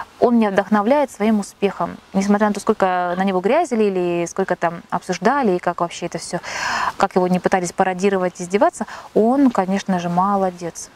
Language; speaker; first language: Russian; native; Russian